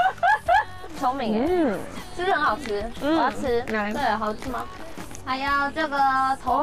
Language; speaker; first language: Chinese; non-native, fluent; Korean